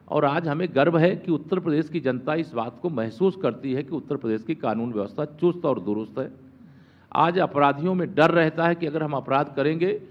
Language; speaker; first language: Hindi; native; Hindi